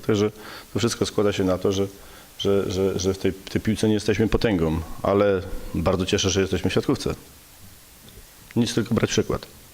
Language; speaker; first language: Polish; native; Polish